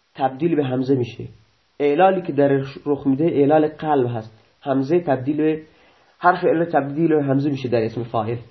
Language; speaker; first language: Persian; non-native, local second language; Baluchi